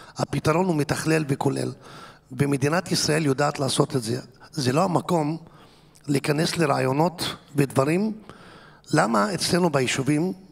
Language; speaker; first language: Hebrew; non-native, local second language; Arabic